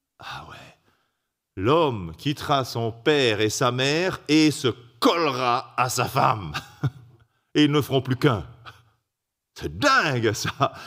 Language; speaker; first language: French; native; French